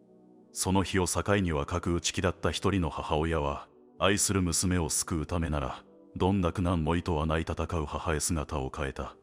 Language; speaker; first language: Japanese; native; Japanese